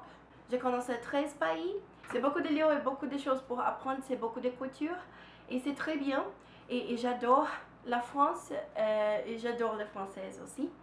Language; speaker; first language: French; non-native, learner; Portuguese